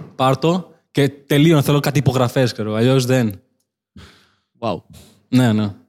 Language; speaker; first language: Greek; early bilingual, other home language; Albanian